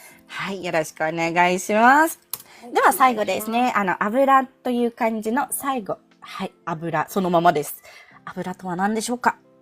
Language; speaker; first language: Japanese; non-native, fluent; Filipino